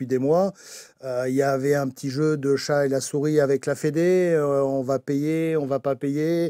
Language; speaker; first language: French; native; French